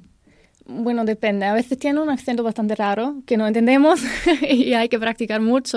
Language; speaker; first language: Spanish; non-native, learner; German